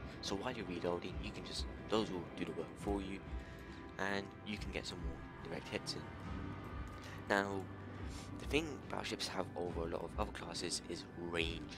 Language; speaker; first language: English; native; English